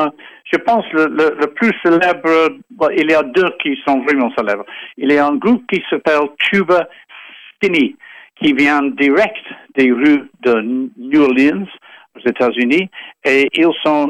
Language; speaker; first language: French; non-native, fluent; English